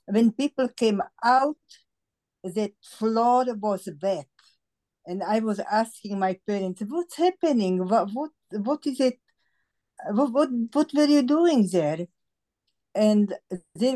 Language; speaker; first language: English; non-native, fluent; Slovak